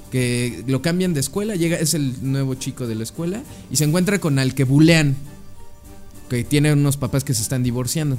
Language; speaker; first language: Spanish; native; Spanish